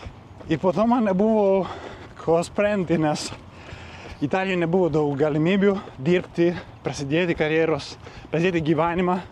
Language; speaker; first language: Lithuanian; non-native, learner; Italian